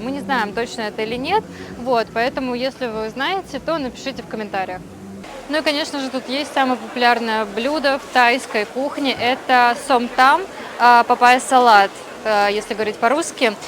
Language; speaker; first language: Russian; native; Russian